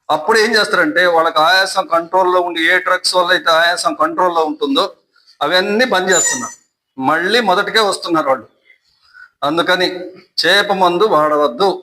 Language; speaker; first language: Telugu; native; Telugu